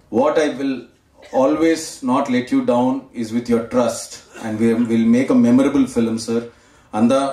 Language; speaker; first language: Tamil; non-native, learner; Telugu